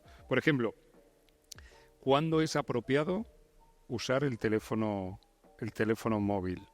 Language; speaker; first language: Spanish; native; Spanish